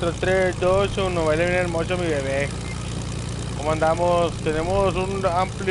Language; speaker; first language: Spanish; native; Spanish